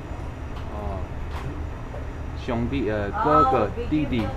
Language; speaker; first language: Cantonese; non-native, learner; English